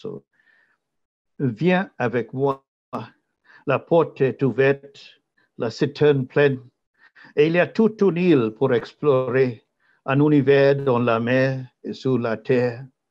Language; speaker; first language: French; non-native, fluent; Tamil